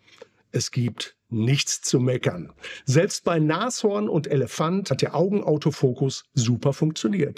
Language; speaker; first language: German; native; German